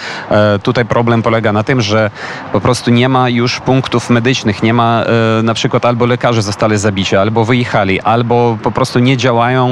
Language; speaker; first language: Polish; non-native, fluent; Ukrainian